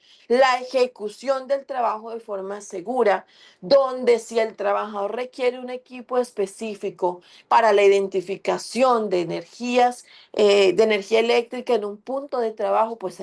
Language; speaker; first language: Spanish; native; Spanish